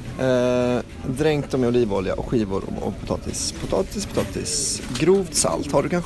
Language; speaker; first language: Swedish; native; Swedish